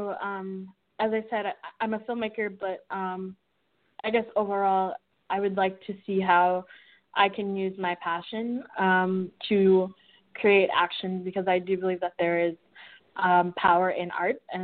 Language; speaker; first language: English; native; English